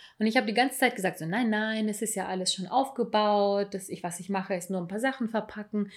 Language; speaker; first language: German; early bilingual, other home language; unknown